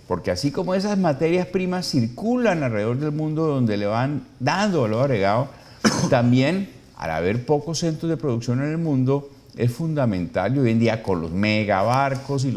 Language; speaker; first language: Spanish; native; Spanish